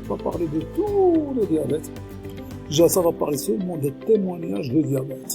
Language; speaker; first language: French; non-native, local second language; Arabic